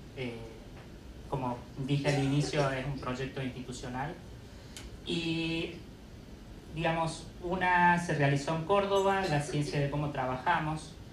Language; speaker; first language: Spanish; native; Spanish